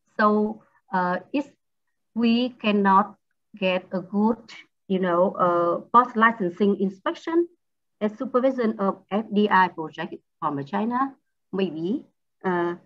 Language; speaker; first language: English; non-native, learner; Vietnamese